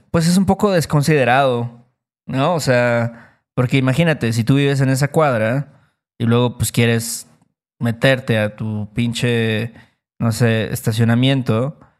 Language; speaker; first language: Spanish; native; Spanish